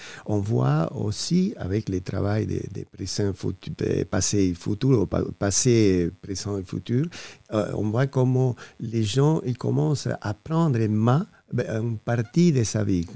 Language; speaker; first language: French; non-native, fluent; Spanish